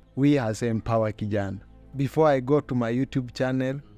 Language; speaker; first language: English; non-native, local second language; Luyia